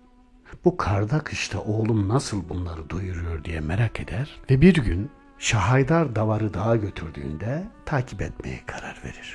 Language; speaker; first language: Turkish; native; Turkish